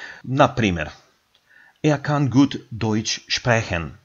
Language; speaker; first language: German; non-native, fluent; Macedonian